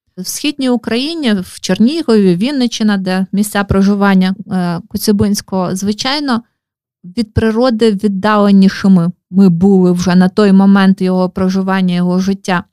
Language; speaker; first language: Ukrainian; non-native, local second language; Russian